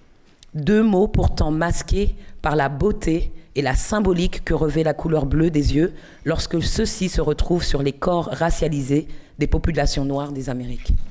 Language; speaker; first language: French; native; French